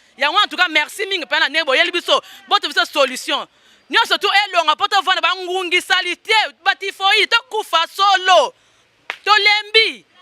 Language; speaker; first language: Lingala; native; Lingala